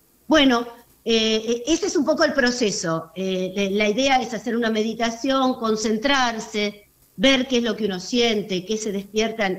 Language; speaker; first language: Spanish; native; Spanish